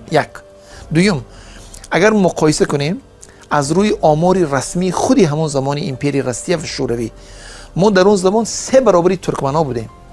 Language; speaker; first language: Persian; native; Persian